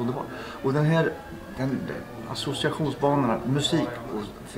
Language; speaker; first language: Swedish; native; Swedish